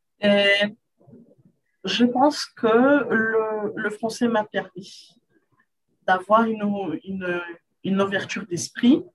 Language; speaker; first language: French; non-native, fluent; Portuguese